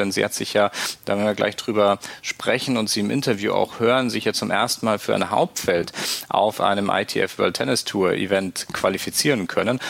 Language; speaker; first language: German; native; German